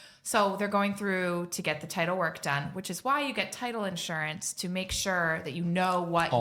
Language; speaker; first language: English; native; English